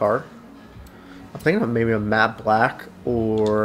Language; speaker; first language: English; native; English